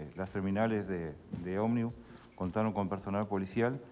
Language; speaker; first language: Spanish; native; Spanish